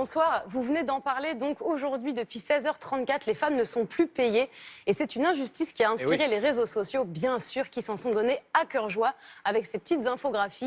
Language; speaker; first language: French; native; French